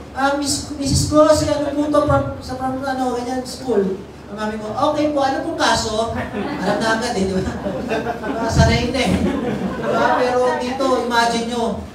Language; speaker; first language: Filipino; native; Filipino